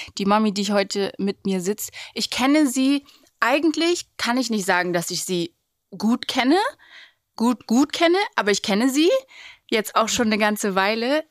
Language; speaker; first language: German; native; German